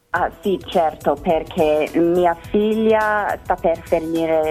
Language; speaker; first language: Italian; non-native, learner; English